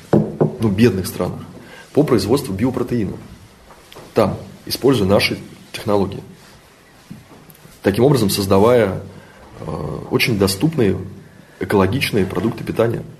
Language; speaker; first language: Russian; native; Russian